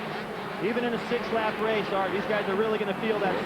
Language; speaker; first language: English; native; English